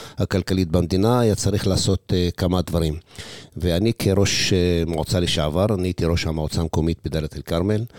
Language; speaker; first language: Hebrew; non-native, local second language; Arabic